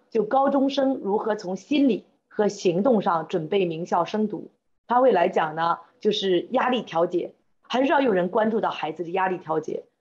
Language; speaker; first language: Chinese; native; Chinese